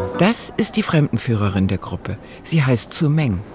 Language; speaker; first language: German; native; German